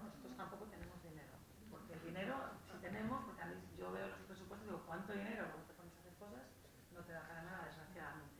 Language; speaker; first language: Spanish; native; Spanish